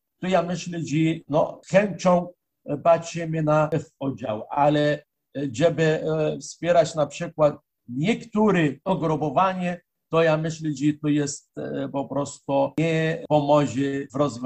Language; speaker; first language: Polish; non-native, fluent; Arabic